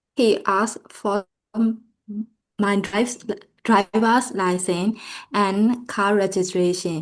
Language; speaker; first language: English; non-native, learner; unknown